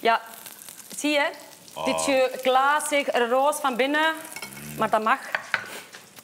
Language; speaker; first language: Dutch; non-native, fluent; Icelandic